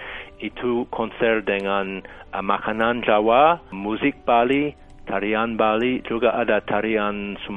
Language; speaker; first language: Indonesian; non-native, fluent; English